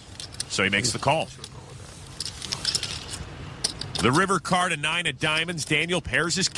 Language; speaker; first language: English; native; English